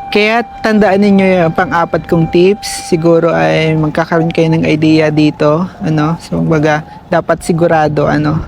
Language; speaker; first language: Filipino; native; Filipino